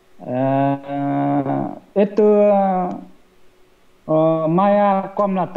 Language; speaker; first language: Russian; non-native, learner; Vietnamese